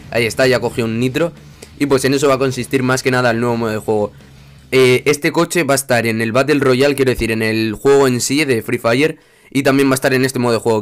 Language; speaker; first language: Spanish; native; Spanish